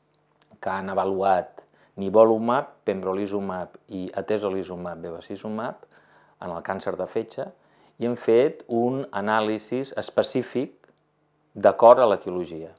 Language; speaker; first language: Catalan; native; Catalan